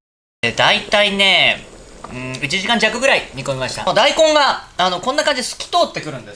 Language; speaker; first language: Japanese; native; Japanese